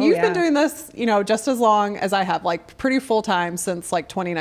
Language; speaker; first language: English; native; English